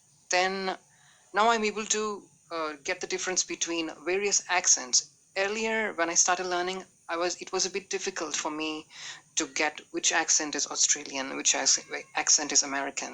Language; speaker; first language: English; non-native, fluent; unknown